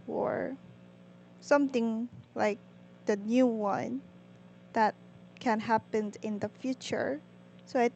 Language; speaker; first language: English; non-native, learner; Korean